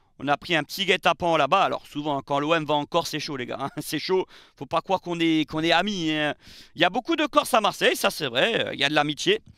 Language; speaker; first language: French; native; French